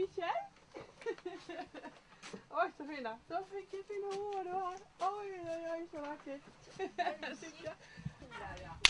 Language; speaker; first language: Swedish; non-native, fluent; Hindi